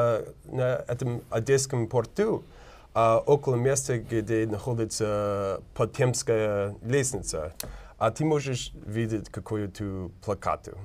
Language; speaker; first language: Russian; non-native, learner; English